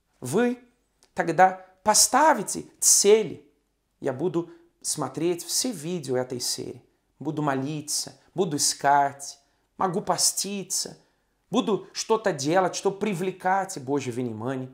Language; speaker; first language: Russian; non-native, fluent; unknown